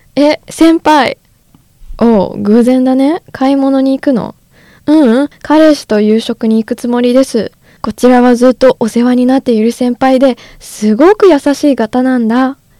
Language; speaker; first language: Japanese; non-native, fluent; Chinese